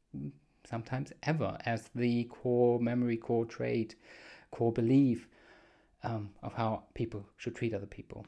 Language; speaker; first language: English; non-native, fluent; German